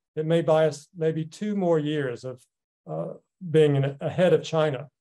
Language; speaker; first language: English; native; English